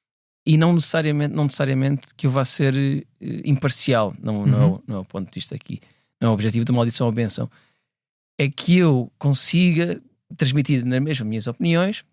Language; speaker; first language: Portuguese; native; Portuguese